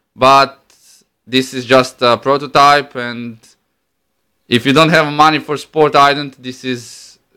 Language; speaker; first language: English; non-native, fluent; Croatian